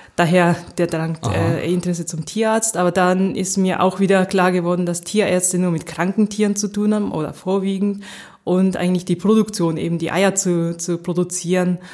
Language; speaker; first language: German; early bilingual, heritage; Japanese